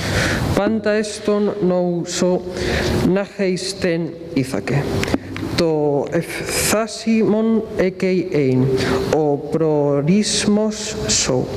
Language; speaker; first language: Greek; non-native, learner; Spanish